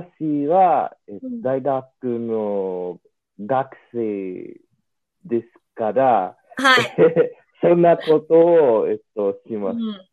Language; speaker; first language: Japanese; non-native, learner; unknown